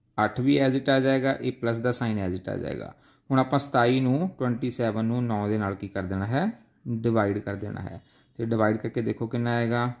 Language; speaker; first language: Hindi; non-native, local second language; Punjabi